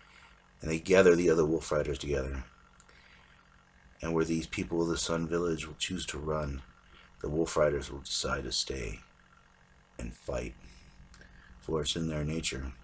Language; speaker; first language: English; native; English